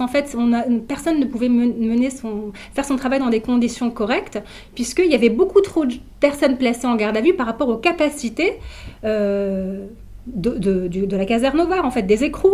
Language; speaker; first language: French; native; French